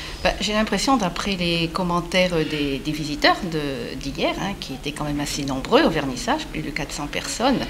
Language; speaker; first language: French; native; French